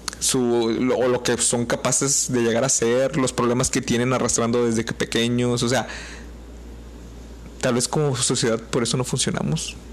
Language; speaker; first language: Spanish; native; Spanish